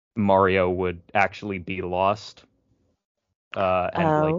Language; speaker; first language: English; native; English